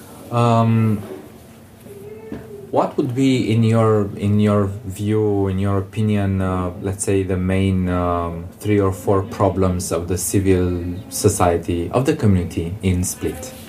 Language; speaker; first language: English; non-native, fluent; Romanian